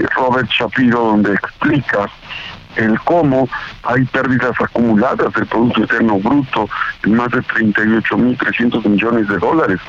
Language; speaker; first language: Spanish; native; Spanish